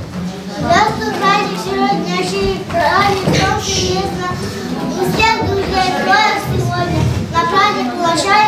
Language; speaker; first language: Russian; non-native, learner; Kyrgyz